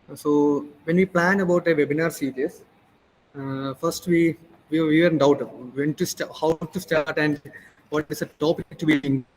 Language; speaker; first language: English; non-native, local second language; Malayalam